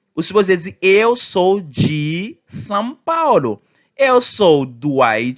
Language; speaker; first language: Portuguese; non-native, fluent; Haitian Creole